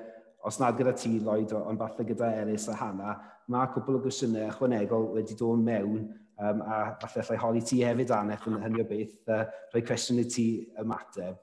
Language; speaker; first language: Welsh; native; Welsh